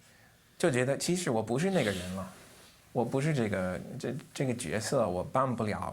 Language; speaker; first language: Chinese; non-native, fluent; English